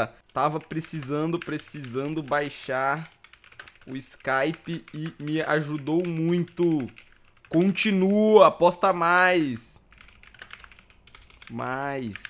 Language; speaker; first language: Portuguese; native; Portuguese